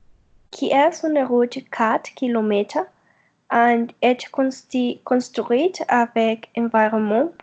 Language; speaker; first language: French; non-native, learner; Spanish